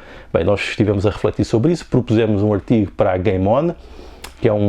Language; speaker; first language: Portuguese; native; Portuguese